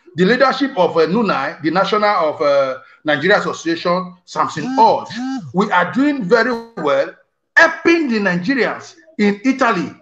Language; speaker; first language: English; non-native, local second language; Bini